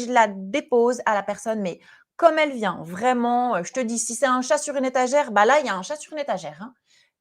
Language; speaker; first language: French; native; French